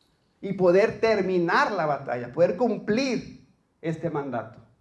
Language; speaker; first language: Spanish; native; Spanish